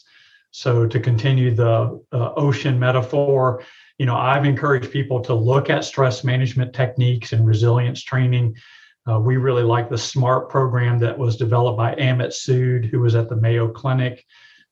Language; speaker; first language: English; native; English